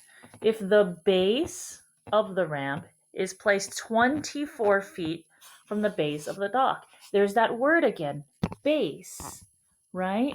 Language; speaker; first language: English; native; English